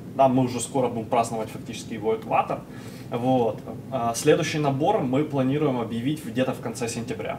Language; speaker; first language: Russian; native; Russian